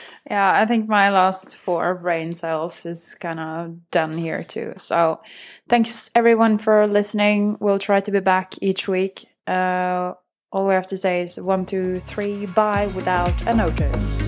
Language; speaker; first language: English; non-native, fluent; Norwegian